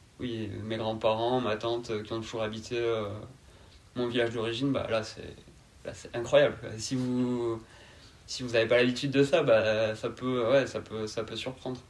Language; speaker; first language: French; native; French